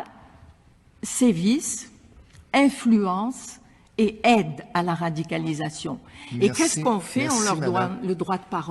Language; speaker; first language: French; non-native, local second language; Arabic